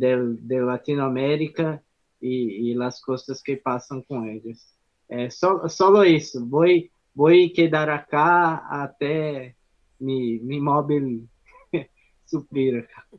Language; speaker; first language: Spanish; non-native, learner; Portuguese